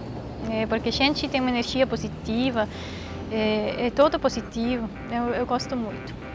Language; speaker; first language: Portuguese; non-native, fluent; Swiss German